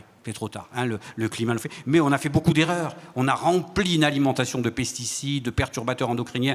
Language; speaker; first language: French; native; French